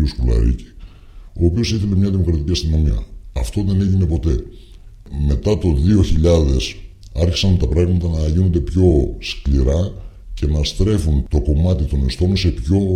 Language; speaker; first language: Greek; native; Greek